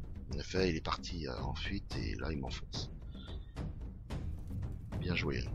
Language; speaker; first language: French; native; French